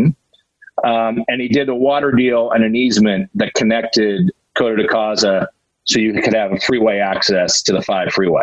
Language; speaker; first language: English; native; English